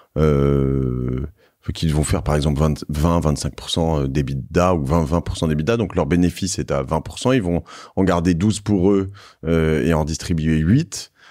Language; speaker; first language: French; native; French